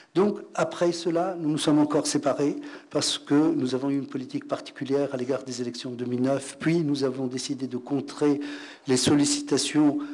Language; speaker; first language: French; non-native, local second language; Arabic